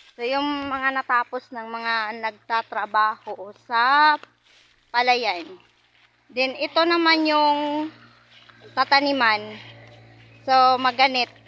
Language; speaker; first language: Filipino; non-native, local second language; Masbatenyo